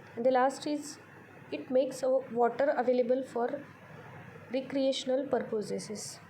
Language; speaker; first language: English; non-native, local second language; Marathi